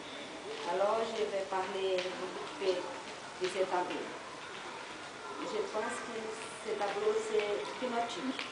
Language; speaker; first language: French; non-native, learner; Portuguese